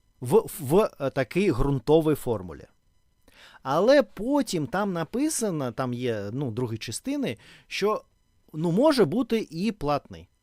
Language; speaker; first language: Ukrainian; non-native, learner; Russian